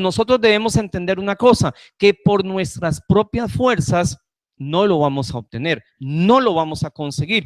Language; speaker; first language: Spanish; native; Spanish